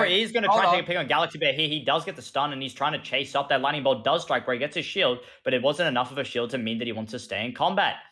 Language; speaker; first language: English; native; English